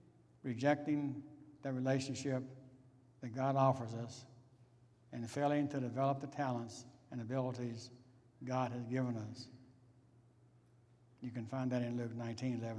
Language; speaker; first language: English; native; English